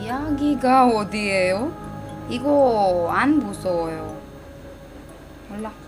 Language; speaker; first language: Korean; non-native, learner; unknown